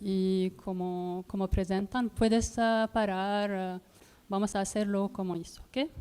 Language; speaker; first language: Spanish; non-native, learner; Arabic